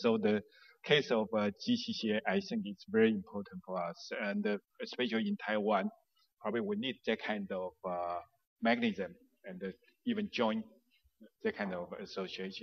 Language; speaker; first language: English; non-native, fluent; Chinese